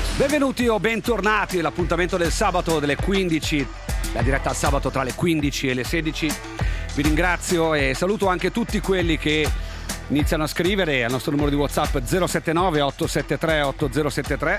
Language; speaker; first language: Italian; native; Italian